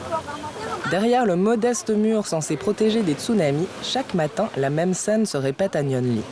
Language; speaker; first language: French; native; French